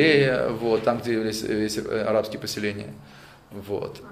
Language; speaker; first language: Russian; native; Russian